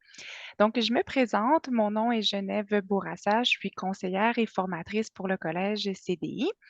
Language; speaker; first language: French; native; French